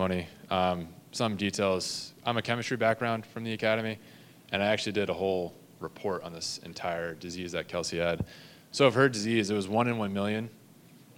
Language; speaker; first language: English; native; English